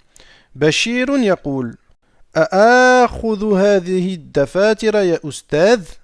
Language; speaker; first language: Arabic; non-native, fluent; French